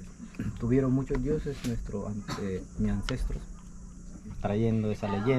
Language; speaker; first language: Spanish; non-native, local second language; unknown